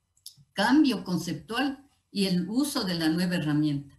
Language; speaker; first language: Spanish; native; Spanish